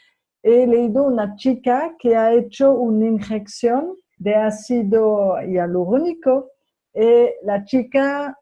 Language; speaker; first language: Spanish; non-native, fluent; French